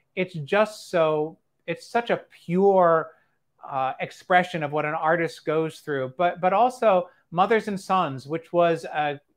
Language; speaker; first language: English; native; English